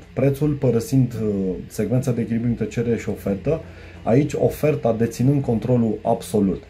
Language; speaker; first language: Romanian; native; Romanian